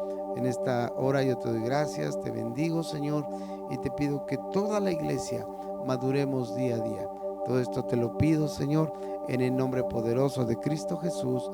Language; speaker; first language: Spanish; native; Spanish